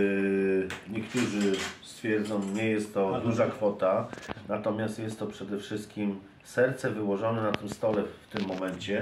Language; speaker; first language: Polish; native; Polish